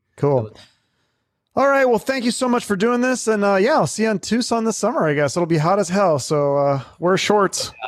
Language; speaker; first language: English; native; English